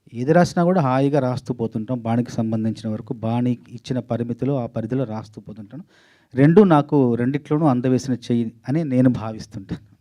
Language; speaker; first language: Telugu; native; Telugu